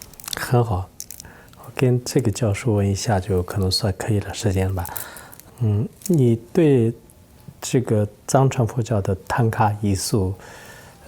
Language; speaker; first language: Chinese; non-native, local second language; Tibetan